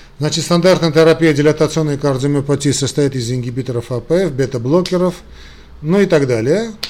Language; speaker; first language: Russian; non-native, local second language; Armenian